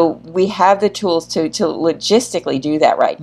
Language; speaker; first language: English; native; English